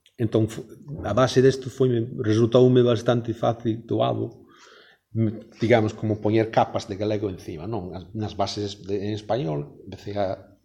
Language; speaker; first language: Galician; non-native, fluent; English